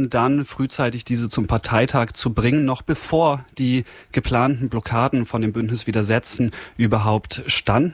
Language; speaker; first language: German; native; German